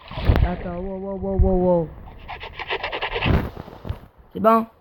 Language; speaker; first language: French; native; French